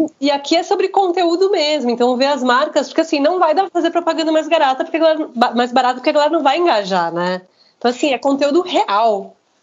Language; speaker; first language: Portuguese; native; Portuguese